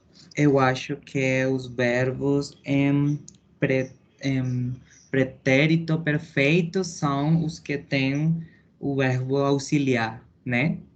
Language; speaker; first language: Portuguese; non-native, learner; Spanish